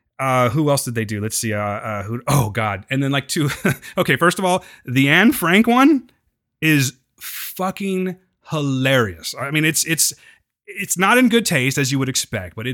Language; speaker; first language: English; native; English